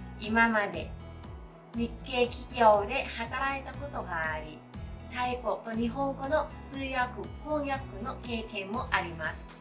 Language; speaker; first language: Japanese; non-native, fluent; Thai